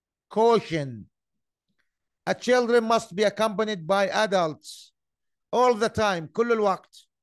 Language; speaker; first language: English; non-native, fluent; Arabic